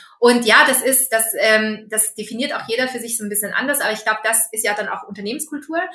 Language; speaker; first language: German; early bilingual, other home language; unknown